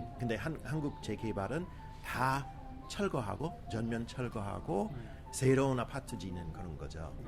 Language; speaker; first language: Korean; non-native, fluent; English